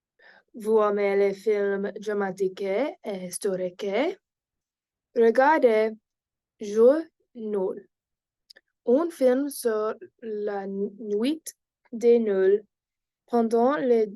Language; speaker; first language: French; non-native, learner; English